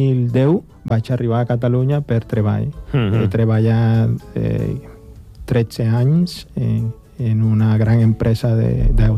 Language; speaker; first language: Catalan; non-native, fluent; Spanish